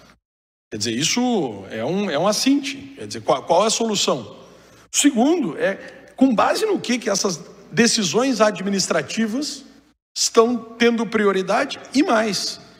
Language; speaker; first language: Portuguese; native; Portuguese